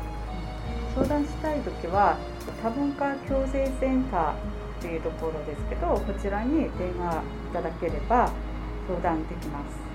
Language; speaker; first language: Japanese; non-native, fluent; Korean